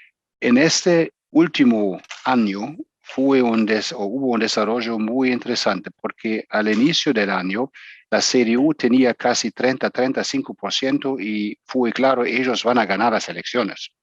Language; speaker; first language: Spanish; non-native, fluent; German